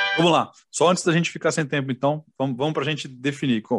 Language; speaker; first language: Portuguese; native; Portuguese